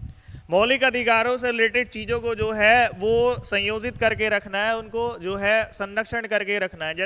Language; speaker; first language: Hindi; native; Hindi